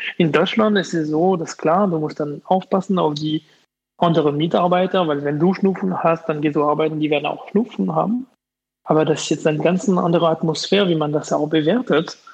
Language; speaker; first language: German; non-native, fluent; French